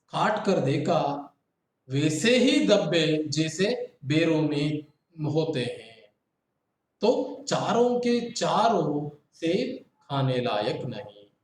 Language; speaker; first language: Hindi; non-native, local second language; Kannada